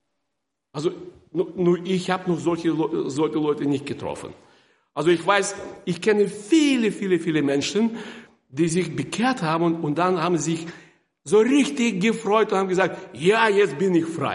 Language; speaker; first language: German; non-native, fluent; Russian